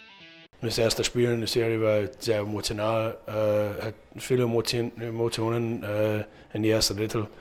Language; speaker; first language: German; non-native, learner; English